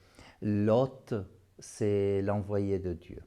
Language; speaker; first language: French; non-native, fluent; Arabic